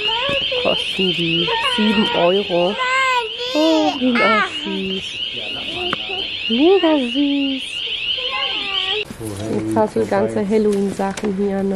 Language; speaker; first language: German; native; German